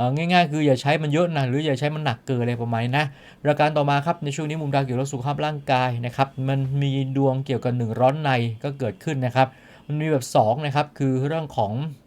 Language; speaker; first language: Thai; native; Thai